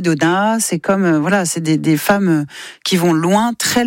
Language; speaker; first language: French; native; French